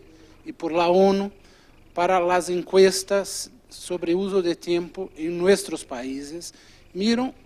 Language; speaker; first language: Spanish; non-native, fluent; Portuguese